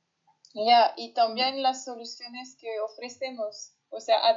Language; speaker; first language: Spanish; non-native, fluent; French